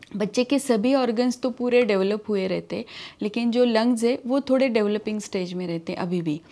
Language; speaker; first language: Hindi; non-native, local second language; Marathi